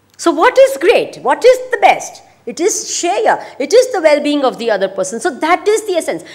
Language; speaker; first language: English; non-native, local second language; Gujarati